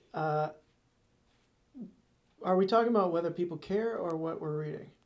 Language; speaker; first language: English; native; English